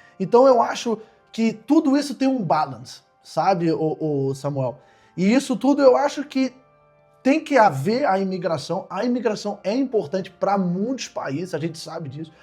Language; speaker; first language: Portuguese; native; Portuguese